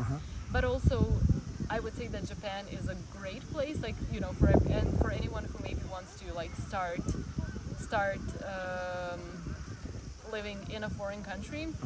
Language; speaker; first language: English; non-native, fluent; Croatian